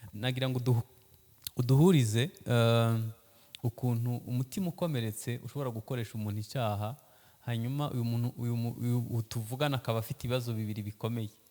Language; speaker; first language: Kinyarwanda; early bilingual, heritage; Kinyarwanda